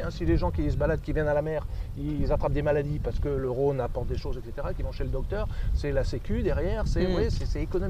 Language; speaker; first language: French; native; French